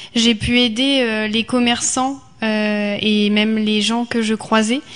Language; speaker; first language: French; native; French